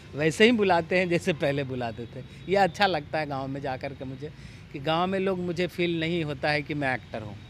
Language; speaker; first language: Hindi; native; Hindi